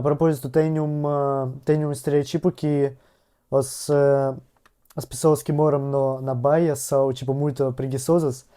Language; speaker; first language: Portuguese; non-native, learner; Russian